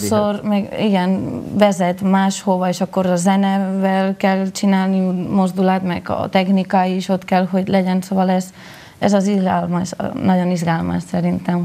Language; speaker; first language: Hungarian; non-native, learner; Spanish